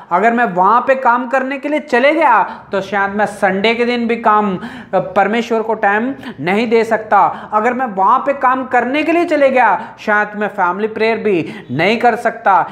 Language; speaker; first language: Hindi; non-native, local second language; Telugu